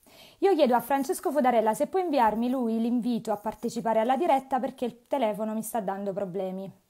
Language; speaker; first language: Italian; native; Italian